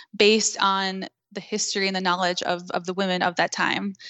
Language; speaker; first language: English; native; English